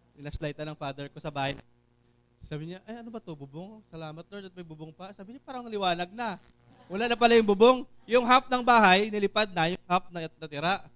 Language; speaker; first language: Filipino; non-native, local second language; Hiligaynon